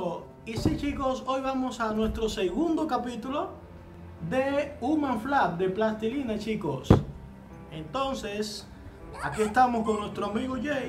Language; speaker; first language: Spanish; native; Spanish